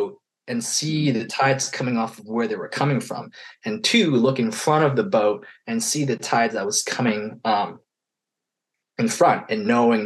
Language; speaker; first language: English; native; English